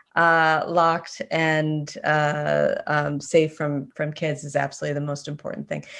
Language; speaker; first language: English; native; English